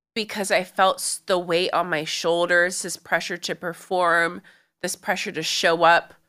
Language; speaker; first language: English; native; English